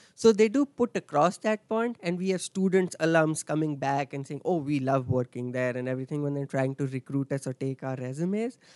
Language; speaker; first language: English; non-native, local second language; Hindi